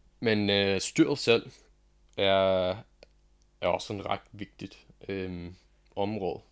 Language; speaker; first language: Danish; non-native, fluent; English